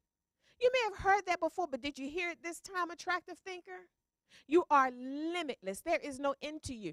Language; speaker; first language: English; native; English